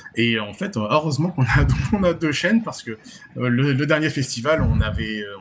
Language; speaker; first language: French; native; French